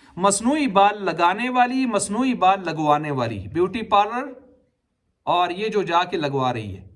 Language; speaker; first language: Urdu; non-native, local second language; Punjabi